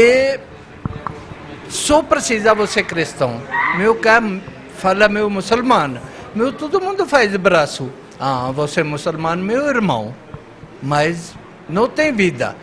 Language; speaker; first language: Portuguese; non-native, learner; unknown